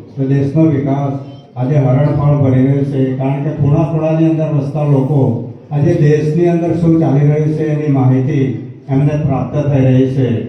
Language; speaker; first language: Gujarati; native; Gujarati